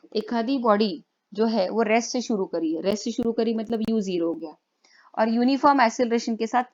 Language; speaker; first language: Hindi; non-native, local second language; Marathi